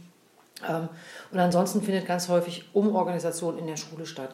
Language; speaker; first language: German; native; German